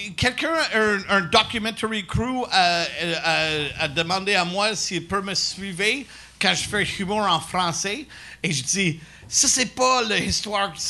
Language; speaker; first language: French; non-native, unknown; English